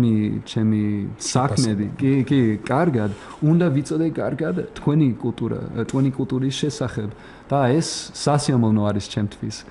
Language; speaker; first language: Georgian; non-native, learner; English